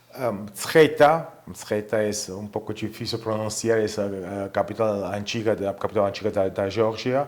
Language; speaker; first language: Portuguese; non-native, fluent; Georgian